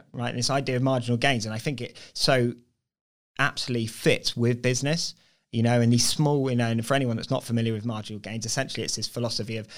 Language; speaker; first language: English; native; English